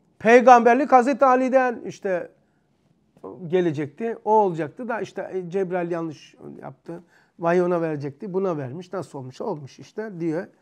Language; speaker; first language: Turkish; native; Turkish